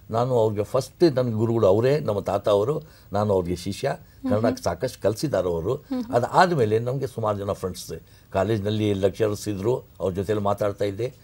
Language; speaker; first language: Kannada; non-native, local second language; Urdu